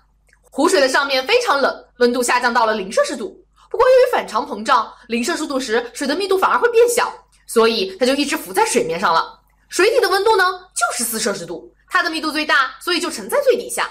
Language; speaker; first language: Chinese; native; Chinese